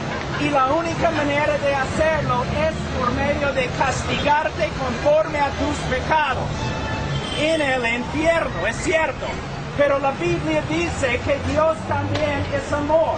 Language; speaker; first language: Spanish; non-native, fluent; English